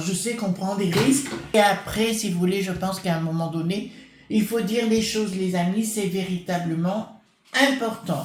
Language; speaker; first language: French; native; French